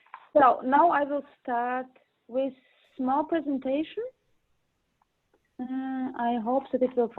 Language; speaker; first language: English; non-native, learner; Latvian